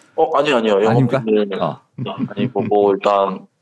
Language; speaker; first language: Korean; native; Korean